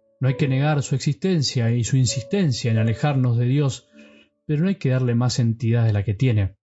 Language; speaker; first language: Spanish; native; Spanish